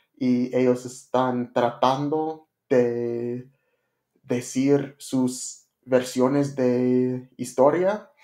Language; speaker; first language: Spanish; non-native, learner; English